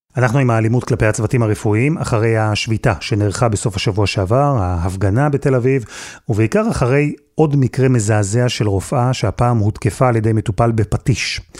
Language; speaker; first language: Hebrew; native; Hebrew